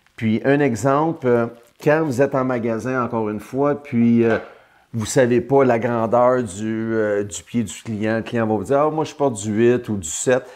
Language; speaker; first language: French; native; French